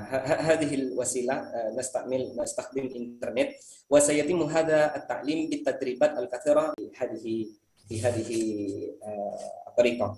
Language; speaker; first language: Arabic; non-native, fluent; Indonesian